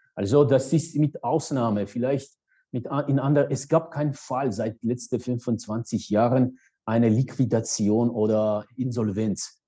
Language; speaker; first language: German; non-native, fluent; Georgian